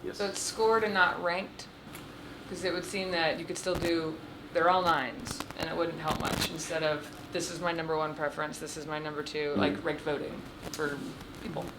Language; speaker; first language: English; native; English